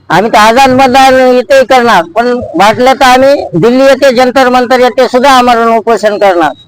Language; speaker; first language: Marathi; non-native, local second language; Lambadi